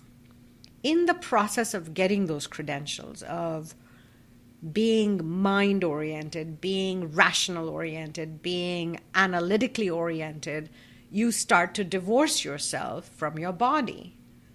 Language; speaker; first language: English; non-native, local second language; Bangla